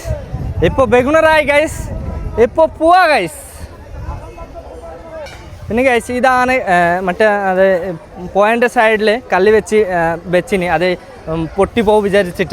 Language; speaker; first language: Malayalam; non-native, learner; Bangla